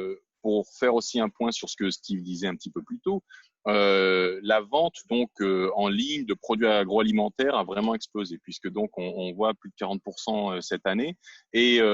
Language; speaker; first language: French; native; French